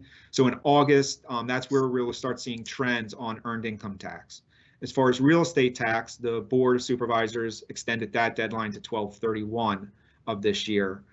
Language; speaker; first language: English; native; English